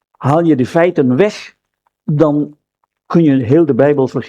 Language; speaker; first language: Dutch; non-native, fluent; Indonesian